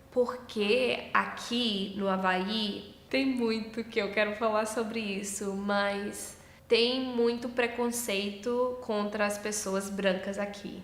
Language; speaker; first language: Portuguese; early bilingual, heritage; English